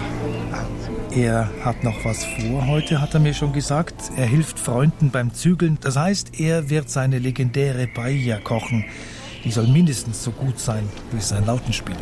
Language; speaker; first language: German; native; German